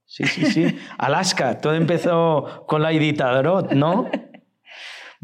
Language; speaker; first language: Spanish; native; Spanish